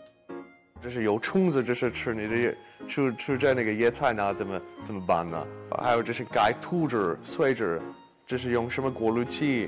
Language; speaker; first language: Chinese; non-native, fluent; English